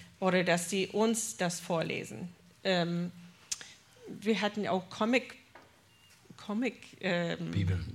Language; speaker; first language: German; non-native, fluent; English